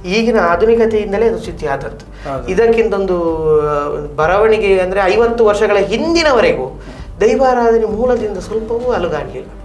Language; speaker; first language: Kannada; non-native, local second language; Tulu